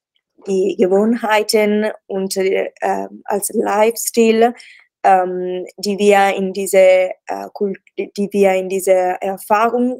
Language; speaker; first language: German; non-native, learner; Italian